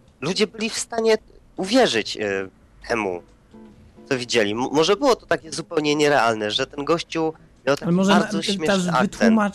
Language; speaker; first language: Polish; native; Polish